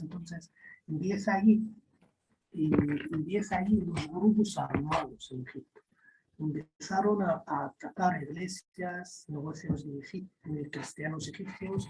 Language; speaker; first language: Spanish; non-native, fluent; Arabic